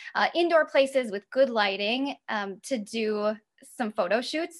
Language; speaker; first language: English; native; English